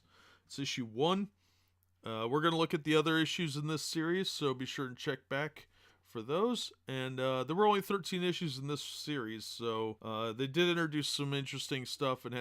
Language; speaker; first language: English; native; English